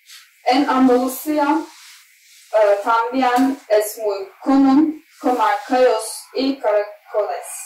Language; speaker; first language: Spanish; non-native, learner; Turkish